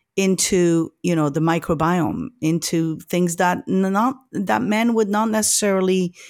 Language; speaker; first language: English; early bilingual, other home language; French